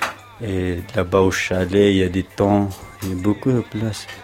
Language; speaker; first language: French; non-native, learner; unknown